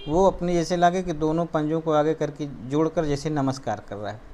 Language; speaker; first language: Hindi; non-native, local second language; Marathi